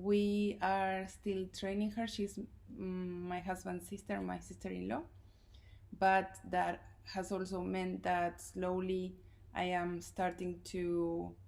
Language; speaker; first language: English; non-native, fluent; Spanish